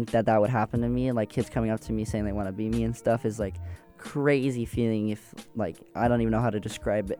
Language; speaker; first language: English; native; English